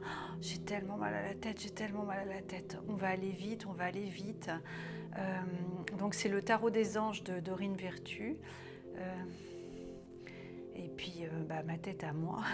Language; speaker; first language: French; native; French